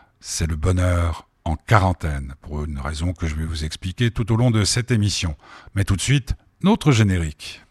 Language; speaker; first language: French; native; French